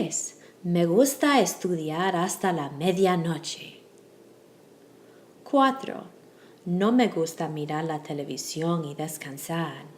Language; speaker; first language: Spanish; non-native, fluent; English